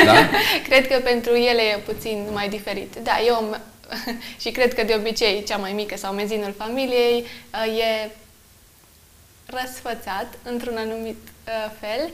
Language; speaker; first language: Romanian; native; Romanian